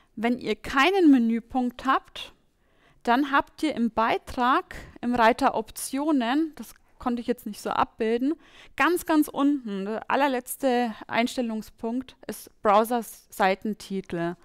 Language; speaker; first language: German; native; German